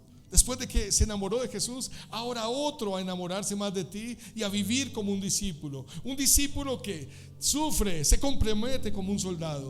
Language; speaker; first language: Spanish; native; Spanish